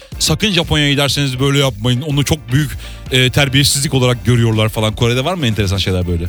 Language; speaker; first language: Turkish; native; Turkish